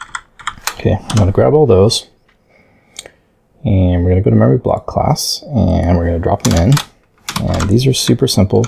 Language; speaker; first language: English; native; English